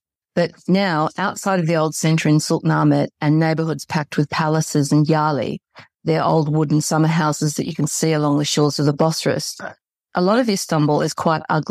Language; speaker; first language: English; native; English